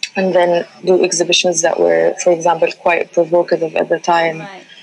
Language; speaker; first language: English; non-native, fluent; Central Atlas Tamazight